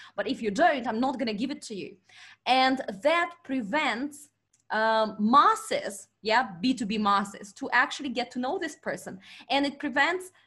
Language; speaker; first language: English; non-native, fluent; Russian